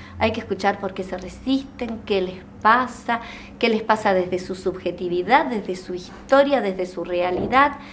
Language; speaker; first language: Spanish; native; Spanish